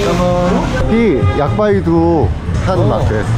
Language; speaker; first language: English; non-native, learner; Korean